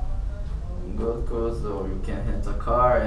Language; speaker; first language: English; non-native, learner; Portuguese